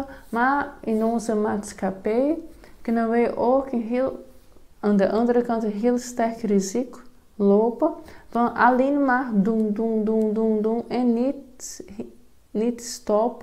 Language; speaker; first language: Dutch; non-native, fluent; Portuguese